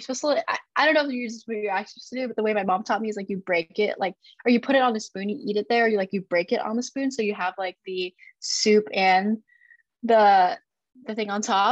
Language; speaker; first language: English; early bilingual, other home language; Chinese